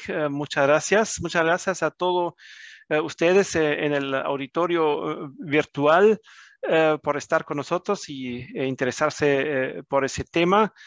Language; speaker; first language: Spanish; non-native, fluent; German